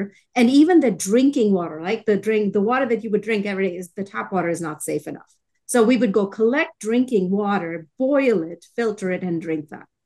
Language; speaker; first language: English; non-native, local second language; Tamil